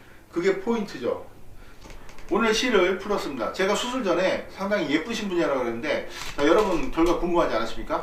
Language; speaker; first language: Korean; native; Korean